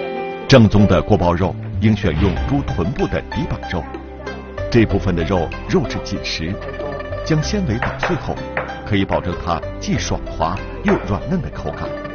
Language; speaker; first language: Chinese; native; Chinese